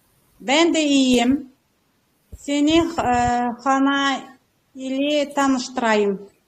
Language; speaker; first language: Turkish; non-native, learner; Uzbek